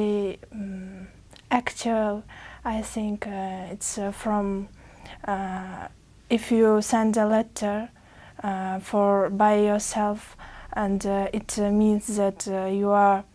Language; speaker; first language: English; non-native, fluent; Uzbek